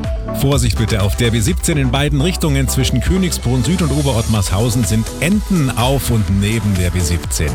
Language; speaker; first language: German; native; German